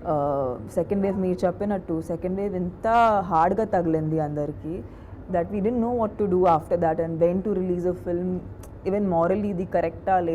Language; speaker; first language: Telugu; non-native, fluent; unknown